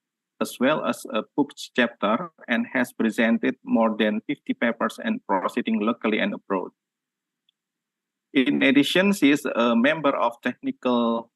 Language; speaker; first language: English; non-native, learner; Indonesian